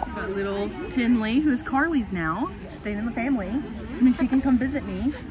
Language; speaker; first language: English; native; English